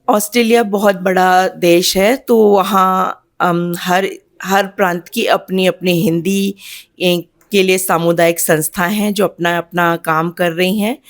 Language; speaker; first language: Hindi; native; Hindi